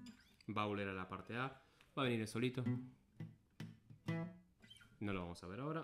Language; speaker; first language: Spanish; native; Spanish